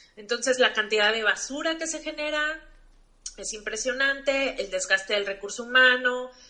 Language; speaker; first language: Spanish; native; Spanish